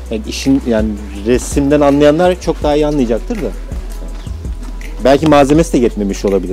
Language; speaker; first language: Turkish; native; Turkish